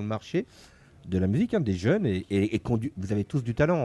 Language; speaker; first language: French; native; French